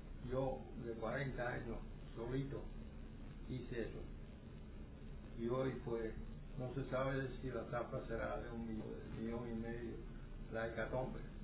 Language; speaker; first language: Spanish; native; Spanish